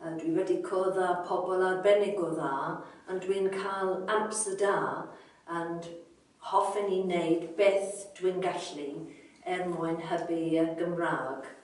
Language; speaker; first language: Welsh; non-native, local second language; English